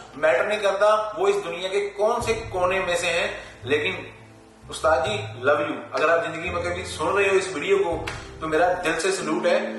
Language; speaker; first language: Hindi; non-native, local second language; Punjabi